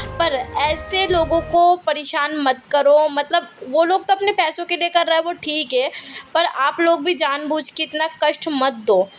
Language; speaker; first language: Hindi; non-native, local second language; Bangla